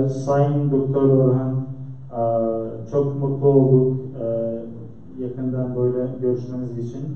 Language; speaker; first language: Turkish; non-native, fluent; Central Kurdish